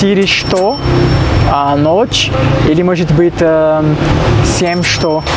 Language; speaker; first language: Russian; non-native, learner; Portuguese